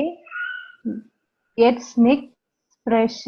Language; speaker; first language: German; non-native, learner; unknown